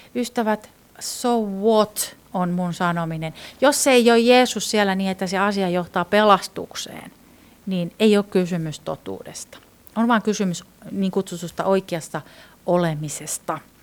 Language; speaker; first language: Finnish; non-native, fluent; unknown